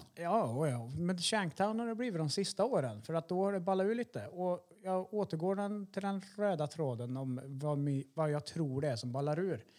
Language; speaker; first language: Swedish; native; Swedish